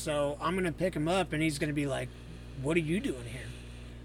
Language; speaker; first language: English; native; English